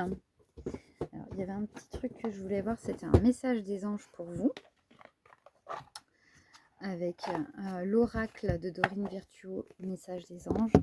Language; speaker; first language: French; native; French